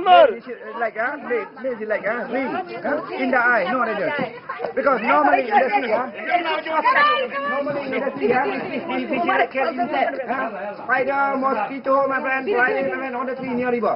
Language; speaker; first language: English; non-native, learner; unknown